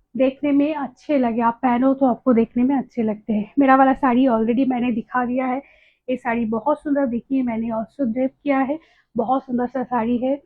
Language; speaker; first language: Hindi; non-native, local second language; Bangla